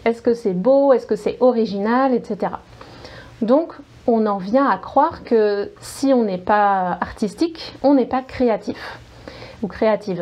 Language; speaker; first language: French; native; French